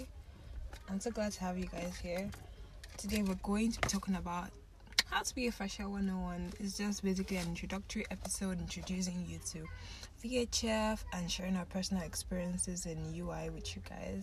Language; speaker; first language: English; non-native, local second language; Yoruba